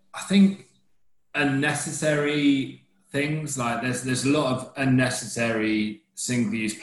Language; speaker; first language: English; native; English